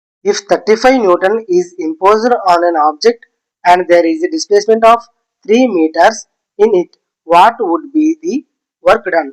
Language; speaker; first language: English; non-native, local second language; Telugu